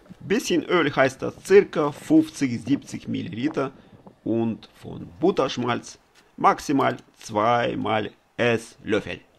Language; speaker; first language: German; non-native, learner; Russian